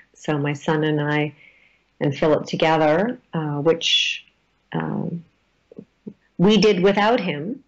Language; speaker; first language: English; native; English